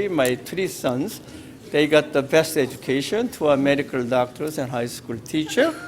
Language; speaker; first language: English; non-native, fluent; Korean